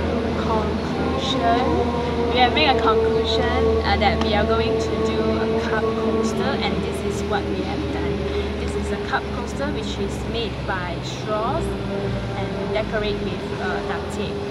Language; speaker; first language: English; non-native, local second language; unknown